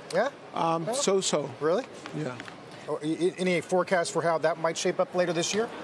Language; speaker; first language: English; non-native, fluent; Spanish